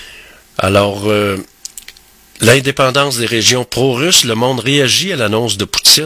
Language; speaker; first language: French; native; French